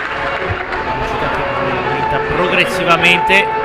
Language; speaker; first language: Italian; native; Italian